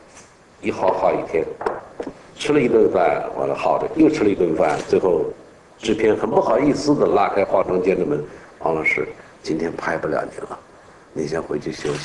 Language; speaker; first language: Chinese; native; Chinese